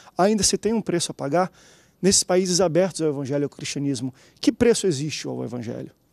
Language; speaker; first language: Portuguese; native; Portuguese